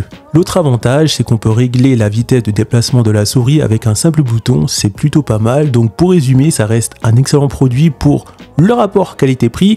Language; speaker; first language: French; native; French